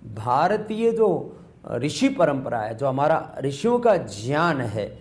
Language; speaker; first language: Hindi; native; Hindi